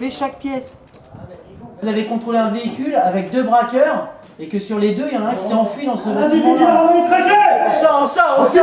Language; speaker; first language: French; native; French